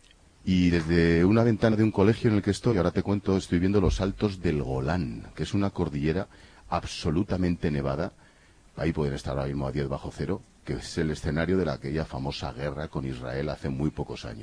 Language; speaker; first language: Spanish; native; Spanish